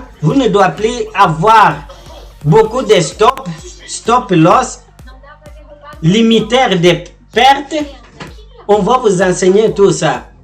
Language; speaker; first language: French; non-native, fluent; Portuguese